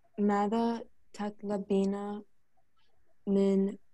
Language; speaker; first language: Arabic; non-native, learner; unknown